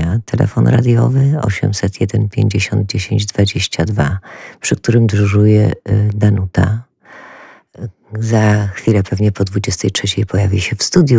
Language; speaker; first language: Polish; native; Polish